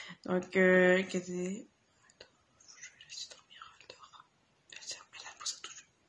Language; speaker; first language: French; native; French